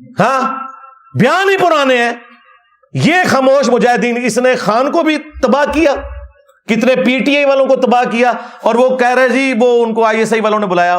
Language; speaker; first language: Urdu; non-native, local second language; Punjabi